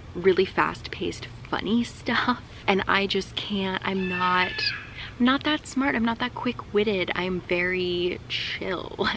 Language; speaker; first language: English; native; English